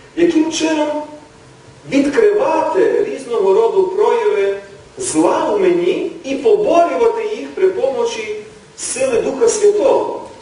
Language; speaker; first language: Ukrainian; native; Ukrainian